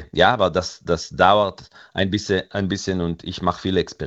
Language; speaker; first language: German; non-native, fluent; Hebrew